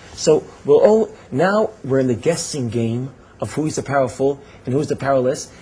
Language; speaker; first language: English; non-native, fluent; Hebrew